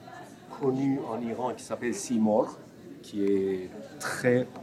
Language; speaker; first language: French; non-native, fluent; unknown